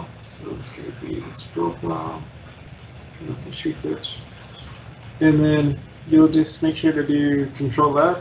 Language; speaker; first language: English; native; English